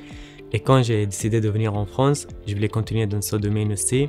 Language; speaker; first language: French; non-native, learner; Arabic